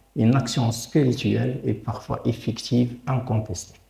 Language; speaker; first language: French; non-native, local second language; Arabic